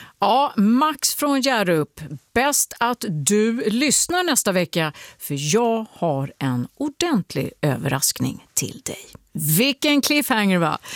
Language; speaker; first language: Swedish; native; Swedish